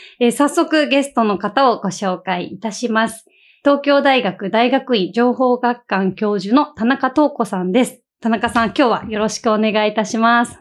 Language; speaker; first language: Japanese; native; Japanese